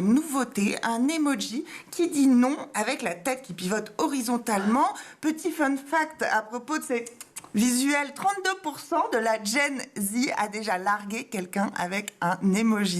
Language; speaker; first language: French; native; French